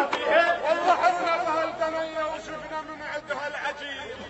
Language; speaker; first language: Arabic; native; Arabic